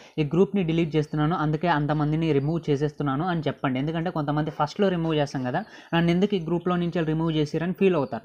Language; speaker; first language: Telugu; native; Telugu